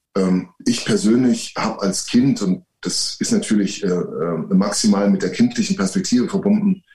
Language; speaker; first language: German; native; German